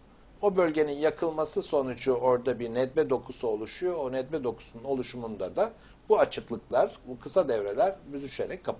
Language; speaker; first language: Turkish; native; Turkish